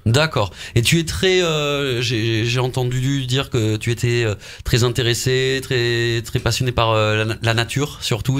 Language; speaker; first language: French; native; French